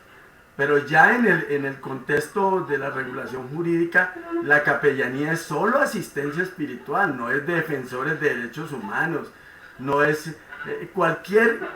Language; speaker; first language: Spanish; native; Spanish